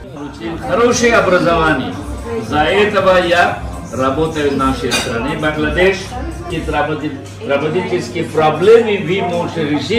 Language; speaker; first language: Russian; non-native, learner; Bangla